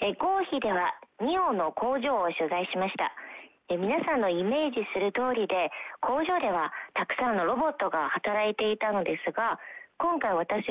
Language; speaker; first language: Japanese; non-native, fluent; Chinese